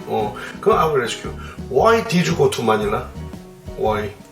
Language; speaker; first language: English; non-native, learner; Korean